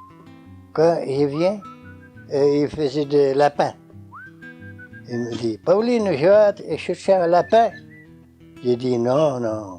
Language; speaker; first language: French; non-native, learner; Portuguese